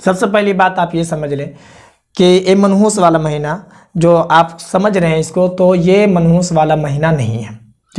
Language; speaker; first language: Hindi; native; Hindi